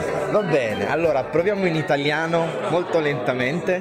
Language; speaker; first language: Italian; native; Italian